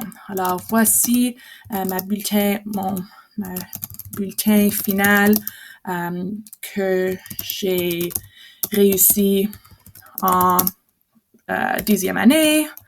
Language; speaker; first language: French; non-native, local second language; English